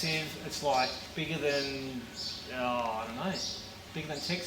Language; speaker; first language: English; native; English